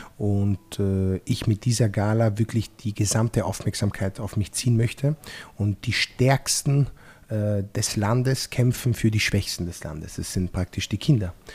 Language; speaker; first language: German; non-native, fluent; Italian